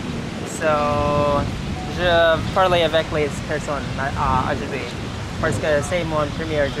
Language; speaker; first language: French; non-native, learner; English